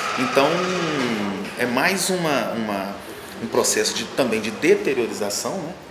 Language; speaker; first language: Portuguese; native; Portuguese